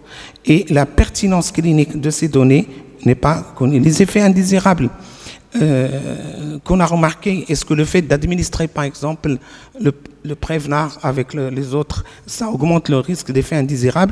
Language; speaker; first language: French; non-native, local second language; Arabic